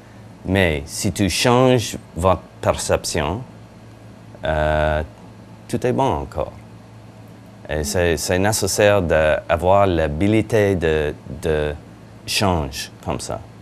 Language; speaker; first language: French; non-native, learner; English